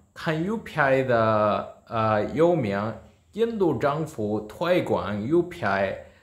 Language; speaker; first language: Chinese; non-native, learner; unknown